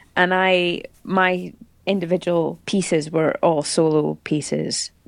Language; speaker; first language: English; native; English